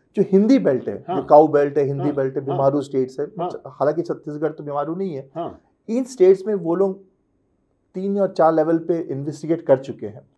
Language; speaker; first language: Hindi; non-native, local second language; Telugu